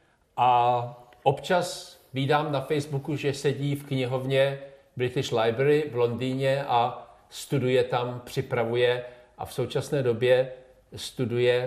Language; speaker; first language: Czech; native; Czech